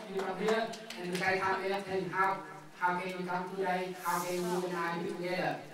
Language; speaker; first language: English; non-native, learner; Vietnamese